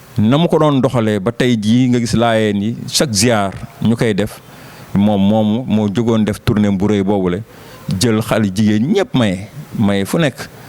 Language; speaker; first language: Wolof; native; Wolof